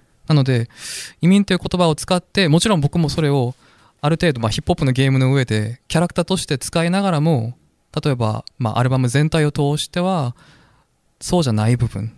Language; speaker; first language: Japanese; non-native, fluent; Korean